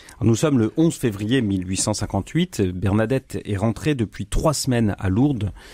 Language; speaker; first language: French; native; French